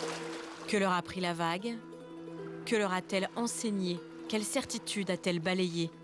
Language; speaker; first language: French; native; French